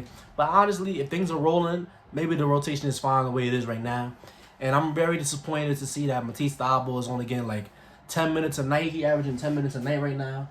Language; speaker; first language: English; native; English